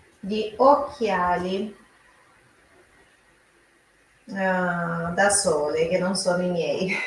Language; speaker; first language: Italian; non-native, fluent; Portuguese